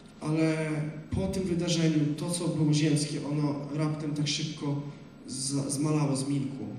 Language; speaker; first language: Polish; non-native, learner; Russian